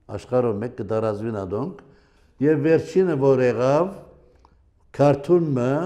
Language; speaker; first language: Armenian; early bilingual, heritage; Armenian